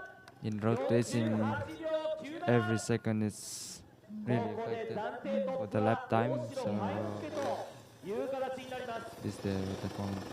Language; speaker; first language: English; non-native, fluent; Japanese